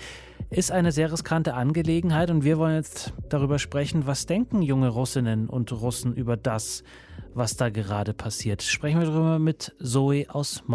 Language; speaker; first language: German; native; German